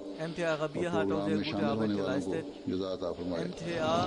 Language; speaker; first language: German; non-native, fluent; Urdu